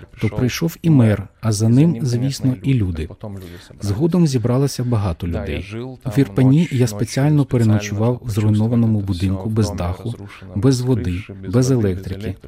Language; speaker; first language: Ukrainian; non-native, fluent; Lithuanian